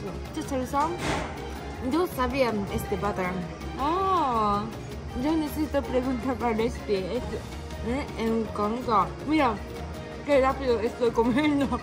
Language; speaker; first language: Spanish; non-native, learner; Japanese